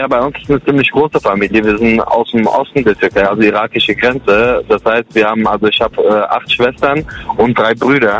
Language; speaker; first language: German; early bilingual, other home language; Kurdish